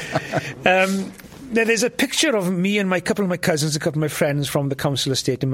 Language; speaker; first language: English; non-native, local second language; Welsh